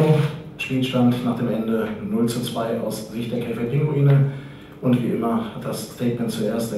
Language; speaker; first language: German; native; German